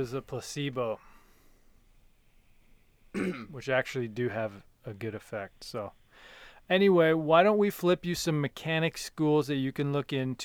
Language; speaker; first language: English; native; English